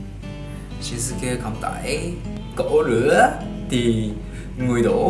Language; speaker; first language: Vietnamese; non-native, learner; Japanese